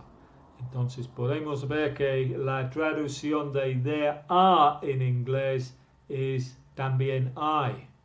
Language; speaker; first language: Spanish; non-native, fluent; English